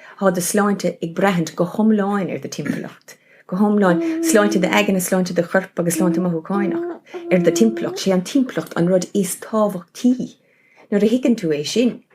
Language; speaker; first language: Irish; non-native, local second language; English